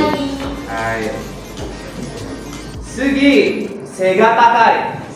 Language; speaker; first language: Japanese; non-native, fluent; Indonesian